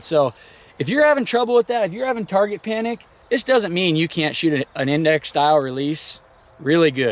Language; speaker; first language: English; native; English